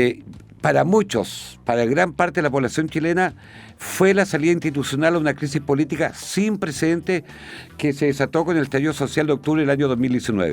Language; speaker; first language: Spanish; native; Spanish